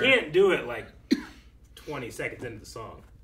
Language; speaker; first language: English; native; English